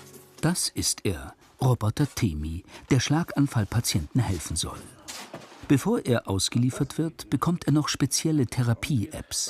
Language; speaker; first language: German; native; German